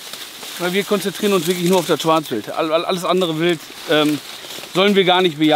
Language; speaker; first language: German; native; German